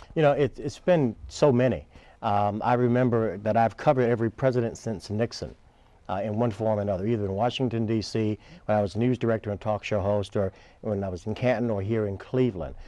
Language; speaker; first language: English; native; English